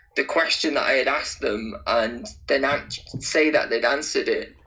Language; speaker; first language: English; native; English